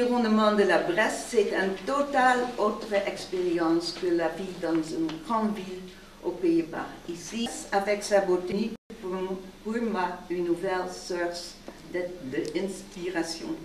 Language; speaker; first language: French; non-native, fluent; Dutch